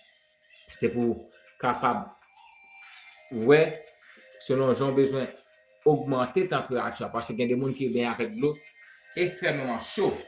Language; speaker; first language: French; non-native, local second language; Haitian Creole